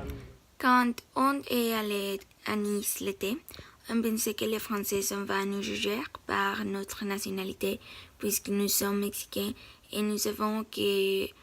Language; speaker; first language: French; non-native, learner; Spanish